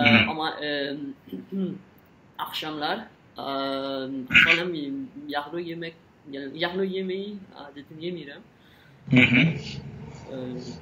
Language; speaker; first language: Azerbaijani; non-native, learner; French